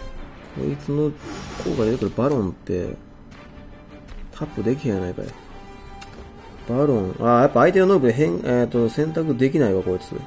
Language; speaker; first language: Japanese; native; Japanese